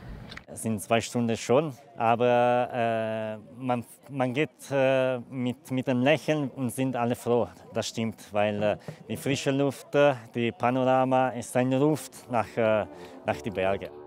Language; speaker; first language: German; non-native, fluent; Italian